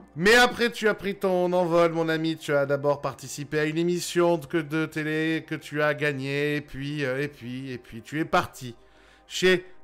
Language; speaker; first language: French; native; French